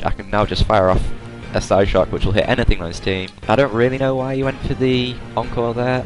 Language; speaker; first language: English; native; English